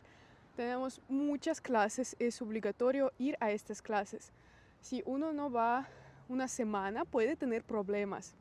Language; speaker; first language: Spanish; non-native, fluent; Russian